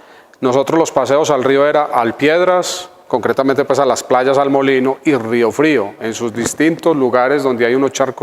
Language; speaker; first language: Spanish; native; Spanish